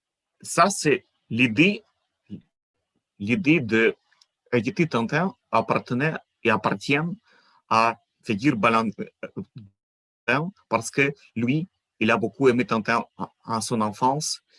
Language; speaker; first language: French; non-native, fluent; Ukrainian